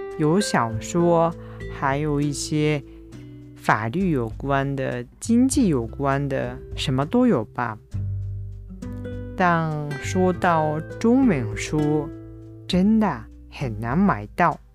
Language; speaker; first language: Chinese; non-native, fluent; Japanese